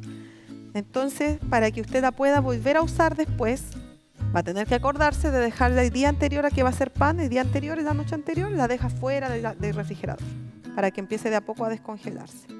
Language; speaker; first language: Spanish; native; Spanish